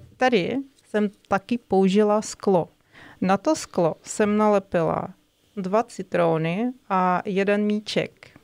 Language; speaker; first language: Czech; non-native, fluent; Russian